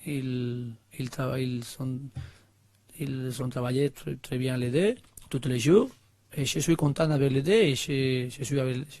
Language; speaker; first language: French; non-native, learner; Spanish